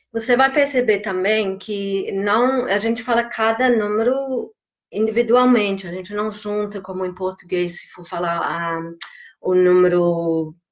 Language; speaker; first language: Portuguese; non-native, fluent; English